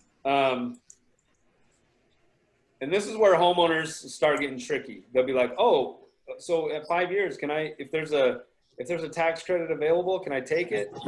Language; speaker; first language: English; native; English